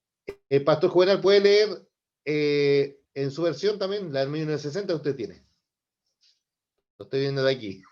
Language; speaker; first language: Spanish; native; Spanish